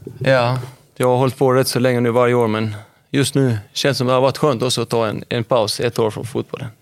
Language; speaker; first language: Swedish; early bilingual, other home language; Albanian